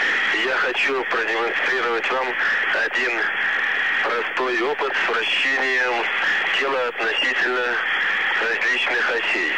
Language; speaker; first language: Russian; native; Russian